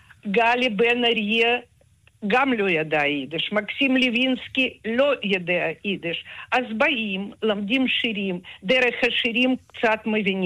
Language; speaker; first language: Hebrew; non-native, fluent; Russian